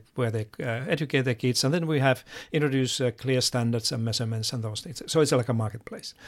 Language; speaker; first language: English; non-native, fluent; Finnish